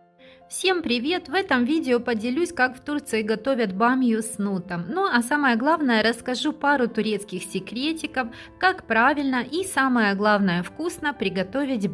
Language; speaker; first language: Russian; native; Russian